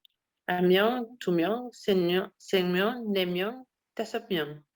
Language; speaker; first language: Korean; non-native, learner; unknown